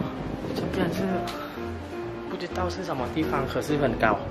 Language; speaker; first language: Chinese; non-native, learner; Thai